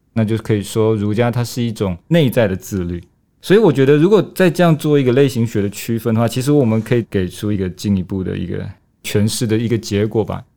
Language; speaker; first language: Chinese; native; Chinese